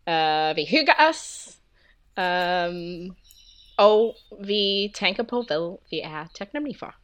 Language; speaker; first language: Danish; non-native, fluent; English